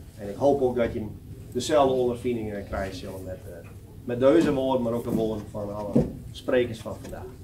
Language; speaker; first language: Dutch; native; Dutch